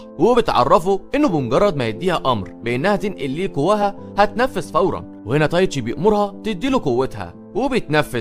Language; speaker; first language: Arabic; native; Arabic